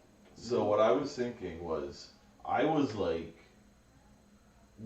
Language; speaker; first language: English; native; English